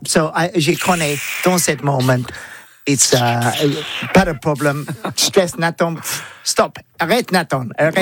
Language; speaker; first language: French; non-native, learner; English